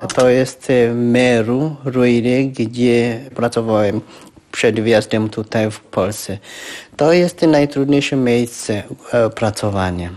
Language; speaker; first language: Polish; non-native, fluent; Swahili